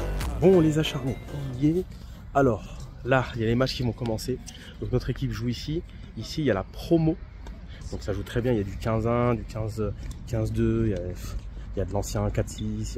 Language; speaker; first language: French; native; French